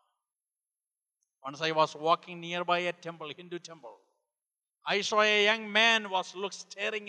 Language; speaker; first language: English; non-native, local second language; Malayalam